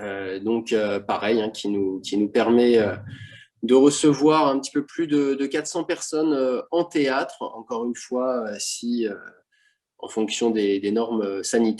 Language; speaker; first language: French; native; French